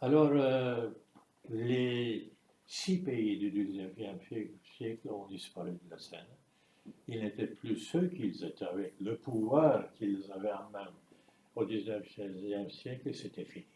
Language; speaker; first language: French; non-native, fluent; Turkish